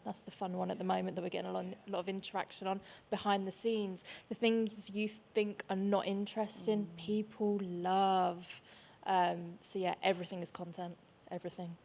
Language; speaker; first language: English; native; English